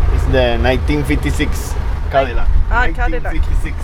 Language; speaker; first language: English; non-native, learner; Spanish